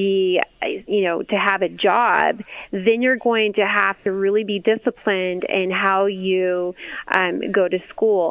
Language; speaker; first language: English; native; English